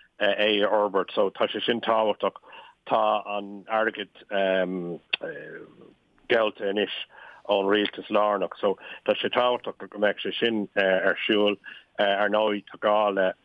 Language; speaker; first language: Irish; non-native, local second language; English